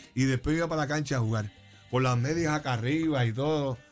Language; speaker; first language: Spanish; native; Spanish